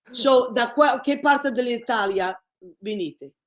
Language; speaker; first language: Italian; early bilingual, other home language; English